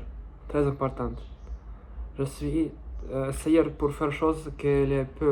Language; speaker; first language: French; non-native, learner; Russian